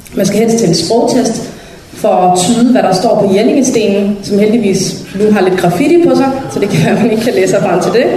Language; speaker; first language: Danish; early bilingual, other home language; Somali